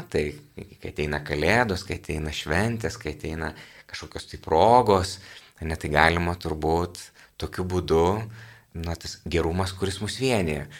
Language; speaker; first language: Lithuanian; native; Lithuanian